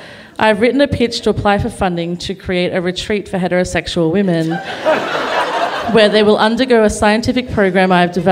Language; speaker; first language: English; native; English